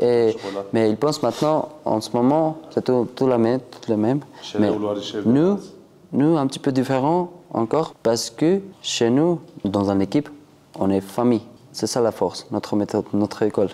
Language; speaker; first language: French; non-native, learner; Georgian